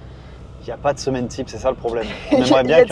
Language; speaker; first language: French; native; French